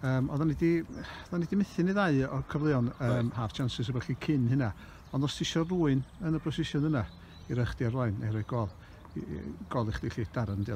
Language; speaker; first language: Welsh; native; Welsh